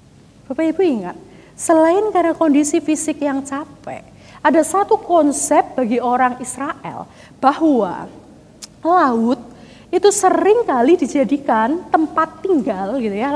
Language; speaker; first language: Indonesian; native; Indonesian